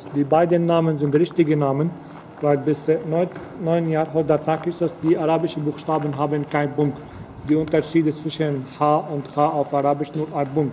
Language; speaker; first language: German; non-native, fluent; Arabic